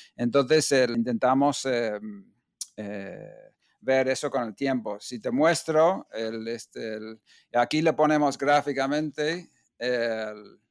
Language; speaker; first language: Spanish; non-native, fluent; English